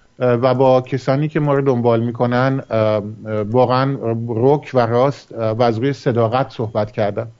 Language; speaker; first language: Persian; early bilingual, heritage; Persian